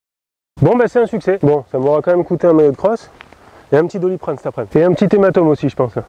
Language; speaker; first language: French; native; French